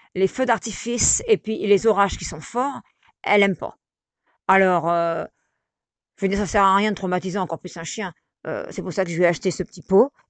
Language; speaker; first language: French; native; French